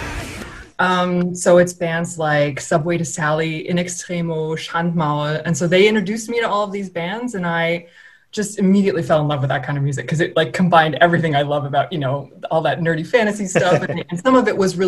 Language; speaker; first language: English; native; English